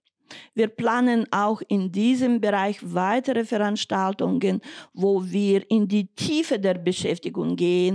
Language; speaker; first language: German; non-native, fluent; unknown